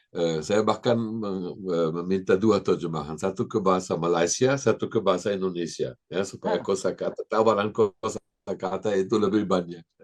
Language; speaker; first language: Indonesian; non-native, fluent; German